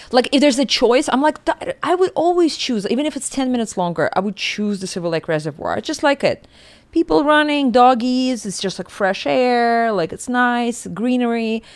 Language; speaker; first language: English; non-native, fluent; Russian